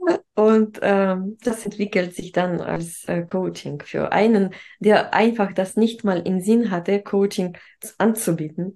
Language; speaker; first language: German; non-native, fluent; Russian